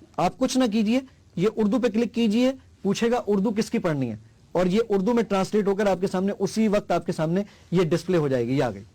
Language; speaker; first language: Urdu; native; Urdu